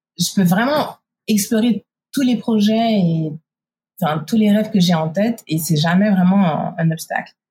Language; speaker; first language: French; native; French